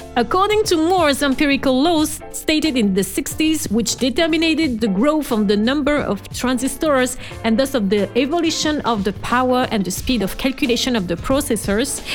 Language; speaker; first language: English; non-native, fluent; French